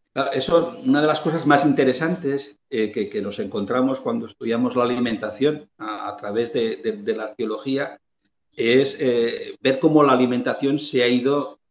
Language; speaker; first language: Spanish; native; Spanish